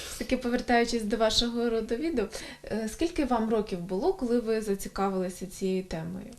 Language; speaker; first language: Ukrainian; native; Ukrainian